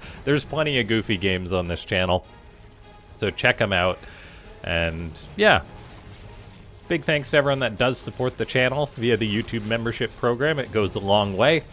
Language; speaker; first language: English; native; English